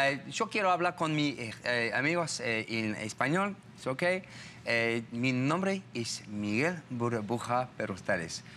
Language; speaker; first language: Spanish; non-native, learner; English